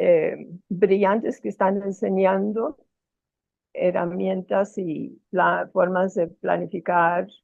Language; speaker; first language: Spanish; non-native, fluent; English